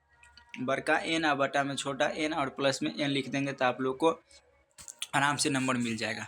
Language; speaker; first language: Hindi; native; Hindi